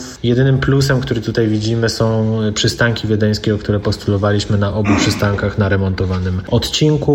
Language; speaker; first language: Polish; native; Polish